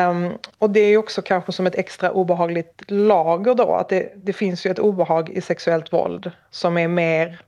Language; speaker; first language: Swedish; native; Swedish